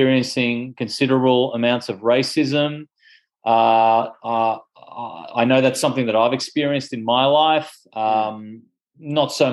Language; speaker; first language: English; non-native, local second language; Greek